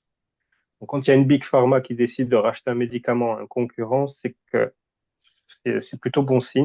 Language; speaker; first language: French; native; French